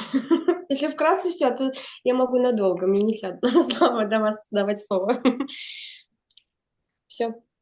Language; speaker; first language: Russian; native; Russian